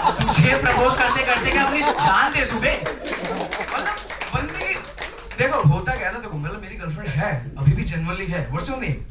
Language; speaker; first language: Hindi; non-native, local second language; Bangla